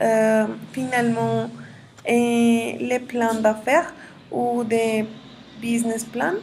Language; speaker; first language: French; non-native, learner; Spanish